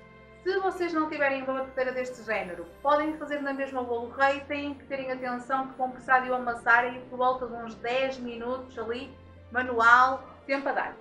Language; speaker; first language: Portuguese; native; Portuguese